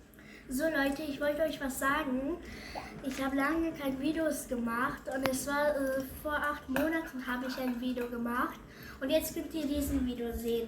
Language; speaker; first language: German; early bilingual, other home language; Serbian